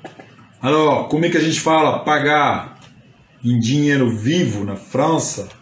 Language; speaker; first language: Portuguese; non-native, fluent; French